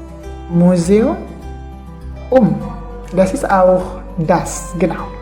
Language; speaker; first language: German; non-native, fluent; Indonesian